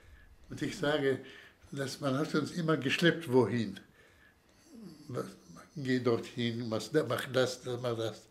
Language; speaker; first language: German; non-native, fluent; Slovak